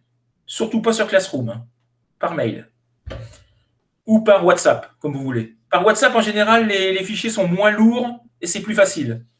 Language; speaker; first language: French; native; French